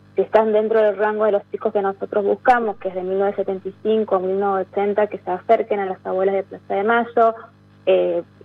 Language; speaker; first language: Spanish; native; Spanish